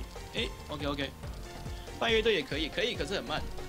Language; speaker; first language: Chinese; native; Chinese